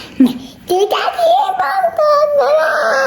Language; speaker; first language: Turkish; early bilingual, heritage; Turkish